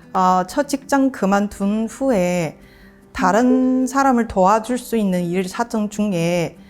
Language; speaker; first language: Korean; non-native, fluent; Chinese